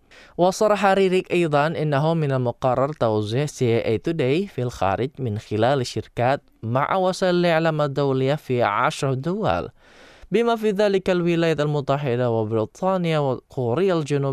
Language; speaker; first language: Arabic; non-native, fluent; Indonesian